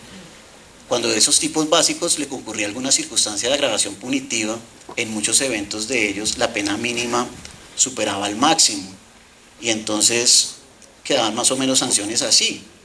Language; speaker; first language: Spanish; native; Spanish